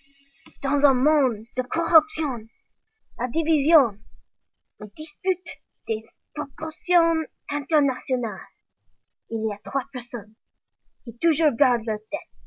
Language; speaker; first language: French; non-native, learner; English